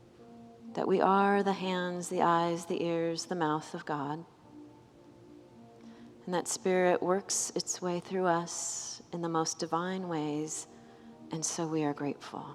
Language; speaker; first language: English; native; English